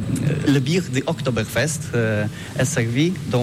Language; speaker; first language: French; non-native, learner; Polish